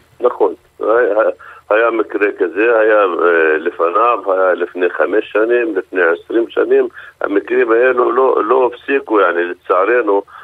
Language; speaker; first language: Hebrew; non-native, local second language; Arabic